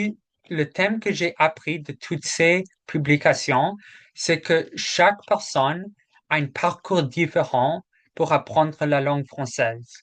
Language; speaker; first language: French; non-native, learner; English